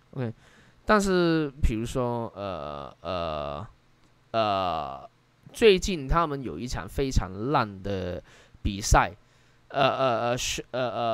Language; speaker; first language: Chinese; non-native, local second language; Cantonese